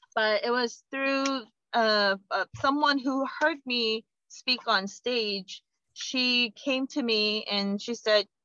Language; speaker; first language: English; non-native, fluent; Korean